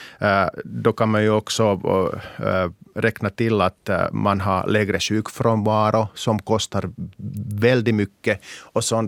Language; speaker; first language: Swedish; non-native, local second language; Finnish